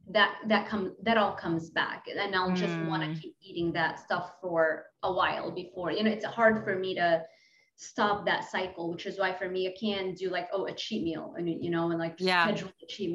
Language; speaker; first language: English; non-native, fluent; Arabic